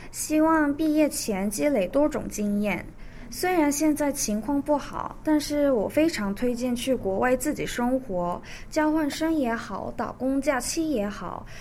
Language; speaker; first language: Chinese; early bilingual, other home language; Korean